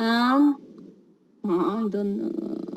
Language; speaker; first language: English; non-native, learner; Spanish